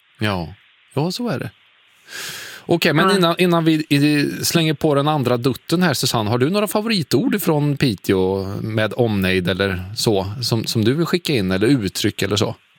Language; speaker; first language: Swedish; native; Swedish